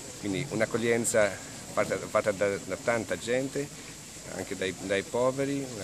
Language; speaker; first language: Italian; non-native, fluent; Albanian